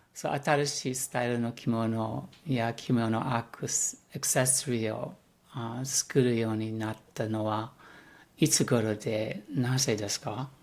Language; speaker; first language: Japanese; non-native, learner; English